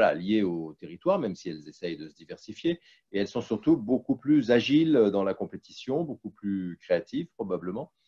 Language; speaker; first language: French; native; French